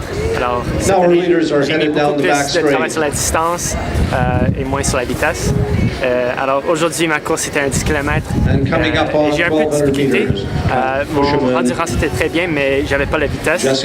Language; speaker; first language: French; non-native, local second language; English